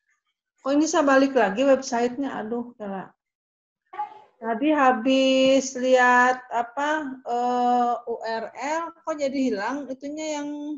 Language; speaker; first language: Indonesian; native; Indonesian